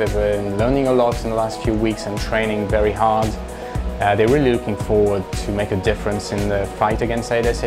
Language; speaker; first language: English; non-native, fluent; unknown